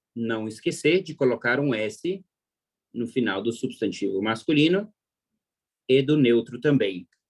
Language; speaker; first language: Portuguese; non-native, fluent; German